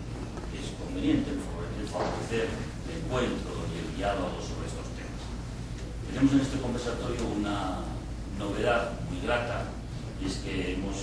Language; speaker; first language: Spanish; native; Spanish